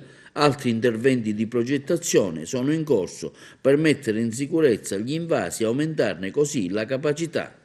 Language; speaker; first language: Italian; native; Italian